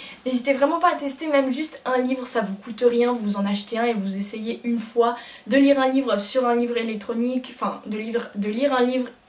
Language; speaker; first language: French; native; French